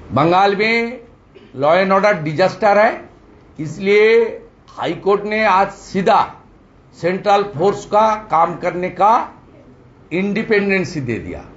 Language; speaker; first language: Hindi; non-native, local second language; Bangla